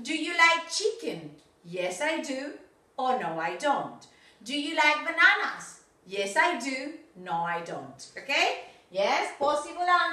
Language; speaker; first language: English; non-native, fluent; Spanish